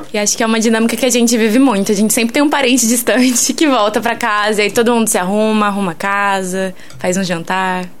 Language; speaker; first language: Portuguese; native; Portuguese